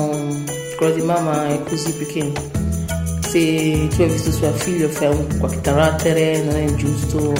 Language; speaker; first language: Italian; non-native, learner; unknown